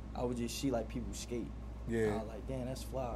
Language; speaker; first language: English; native; English